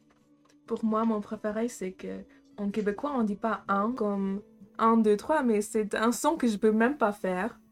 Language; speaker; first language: French; non-native, fluent; German